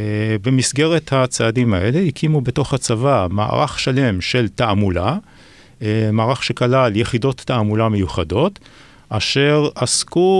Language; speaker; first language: Hebrew; native; Hebrew